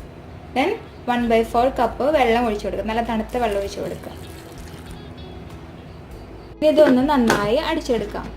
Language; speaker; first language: Malayalam; native; Malayalam